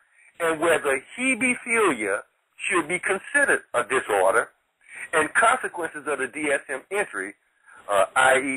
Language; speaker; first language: English; native; English